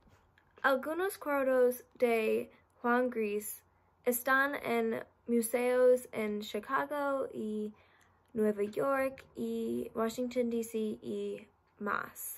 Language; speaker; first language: Spanish; non-native, learner; English